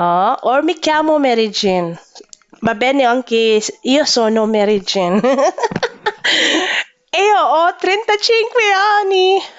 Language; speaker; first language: Italian; non-native, learner; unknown